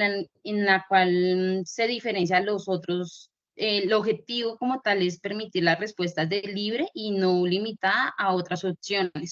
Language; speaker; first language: Spanish; native; Spanish